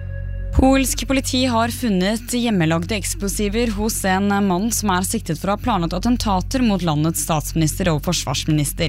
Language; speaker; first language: Norwegian; native; Norwegian